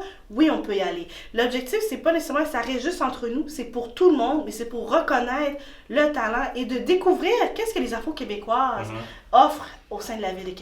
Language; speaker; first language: French; native; French